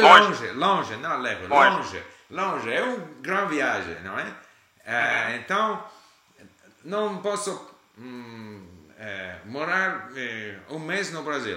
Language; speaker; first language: Portuguese; non-native, learner; English